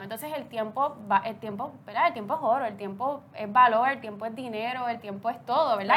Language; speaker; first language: Spanish; native; Spanish